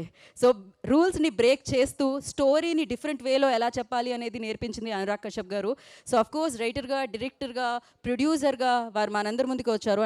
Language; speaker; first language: Telugu; native; Telugu